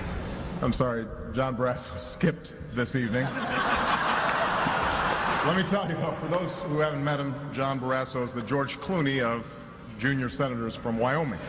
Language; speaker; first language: English; native; English